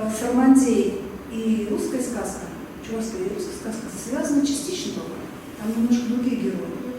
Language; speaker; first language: Russian; native; Russian